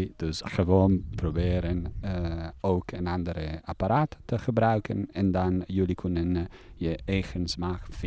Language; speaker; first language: Dutch; non-native, fluent; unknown